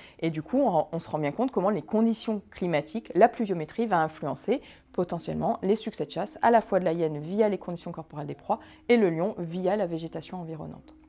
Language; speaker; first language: French; native; French